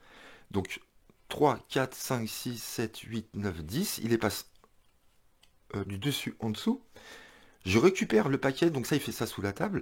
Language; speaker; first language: French; native; French